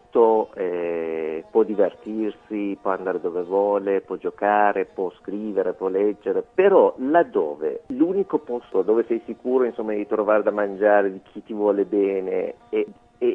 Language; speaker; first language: Italian; non-native, fluent; Persian